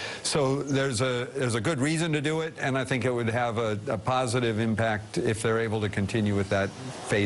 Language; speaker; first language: English; native; English